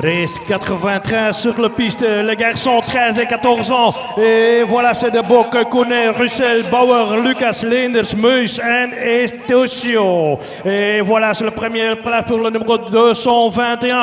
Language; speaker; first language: French; non-native, local second language; Dutch